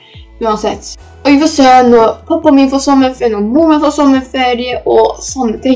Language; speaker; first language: Norwegian; early bilingual, other home language; Polish